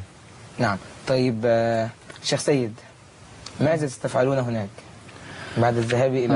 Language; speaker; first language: Arabic; native; Arabic